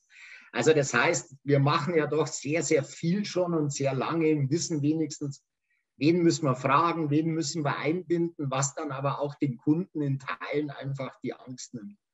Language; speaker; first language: German; native; German